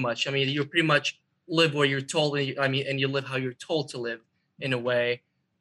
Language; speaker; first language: English; non-native, fluent; Arabic